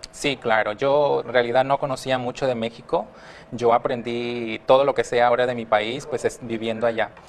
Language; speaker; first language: Spanish; early bilingual, heritage; Spanish